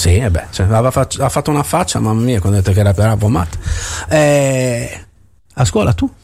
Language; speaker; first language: Italian; native; Italian